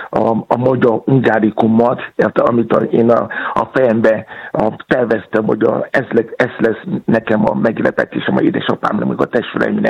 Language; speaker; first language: Hungarian; non-native, fluent; Yoruba